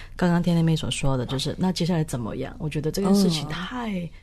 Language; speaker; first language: Chinese; non-native, fluent; Cantonese